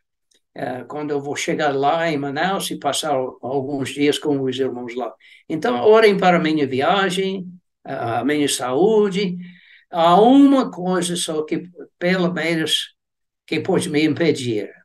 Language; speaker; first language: Portuguese; non-native, fluent; English